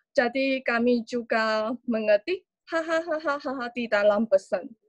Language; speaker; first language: Indonesian; non-native, learner; Chinese